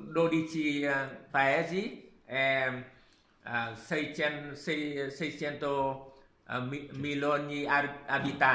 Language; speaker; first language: Italian; non-native, learner; Vietnamese